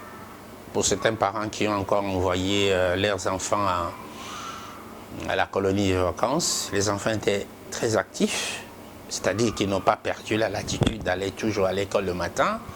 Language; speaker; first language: French; non-native, local second language; Lingala